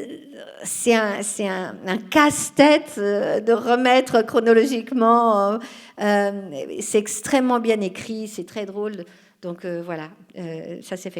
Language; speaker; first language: French; non-native, fluent; Portuguese